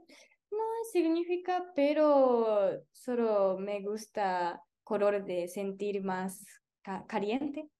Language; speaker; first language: Spanish; non-native, learner; Japanese